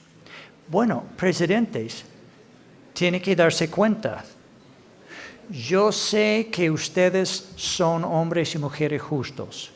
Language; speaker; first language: Spanish; non-native, fluent; English